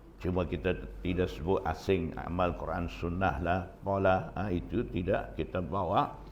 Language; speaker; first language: Malay; non-native, fluent; Burmese